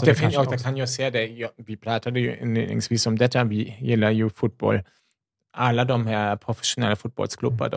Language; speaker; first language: Swedish; non-native, fluent; German